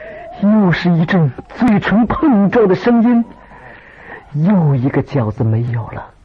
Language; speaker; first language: Chinese; native; Chinese